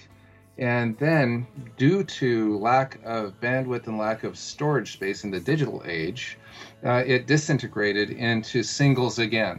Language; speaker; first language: English; native; English